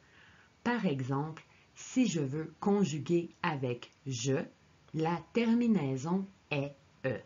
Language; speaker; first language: French; native; French